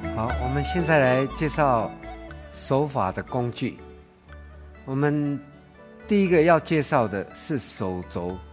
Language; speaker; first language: Chinese; native; Chinese